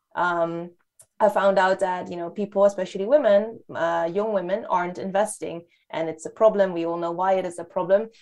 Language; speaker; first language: English; non-native, fluent; Dutch